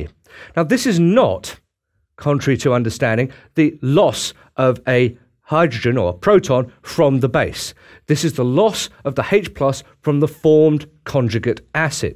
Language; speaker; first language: English; native; English